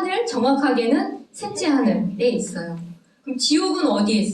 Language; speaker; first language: Korean; native; Korean